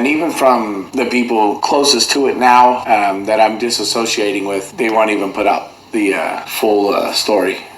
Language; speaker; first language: English; native; English